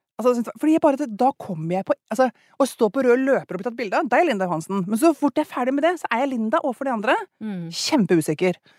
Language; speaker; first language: Norwegian; native; Norwegian